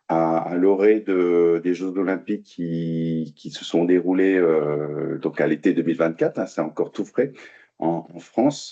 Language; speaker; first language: French; native; French